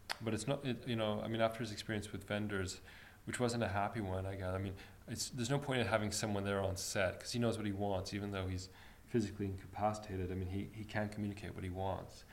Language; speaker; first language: English; early bilingual, other home language; Armenian